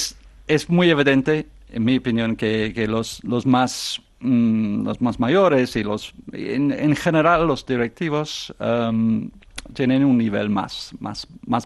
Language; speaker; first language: Spanish; non-native, fluent; English